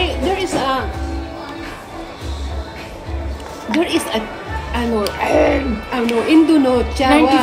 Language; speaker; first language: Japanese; non-native, learner; Filipino